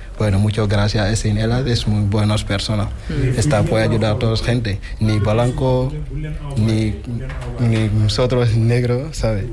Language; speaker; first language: Spanish; non-native, learner; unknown